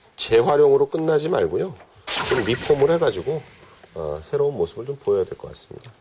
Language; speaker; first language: Korean; native; Korean